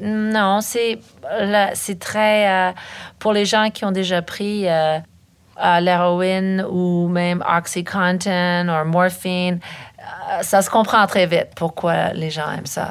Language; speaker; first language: French; early bilingual, other home language; English